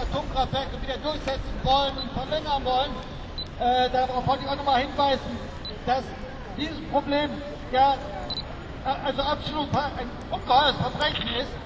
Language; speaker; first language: German; native; German